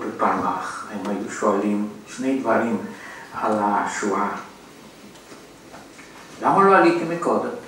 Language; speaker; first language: Hebrew; non-native, fluent; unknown